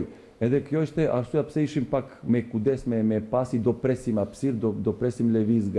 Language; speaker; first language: Albanian; non-native, learner; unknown